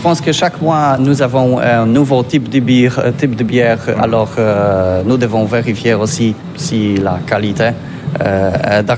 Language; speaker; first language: French; non-native, learner; Polish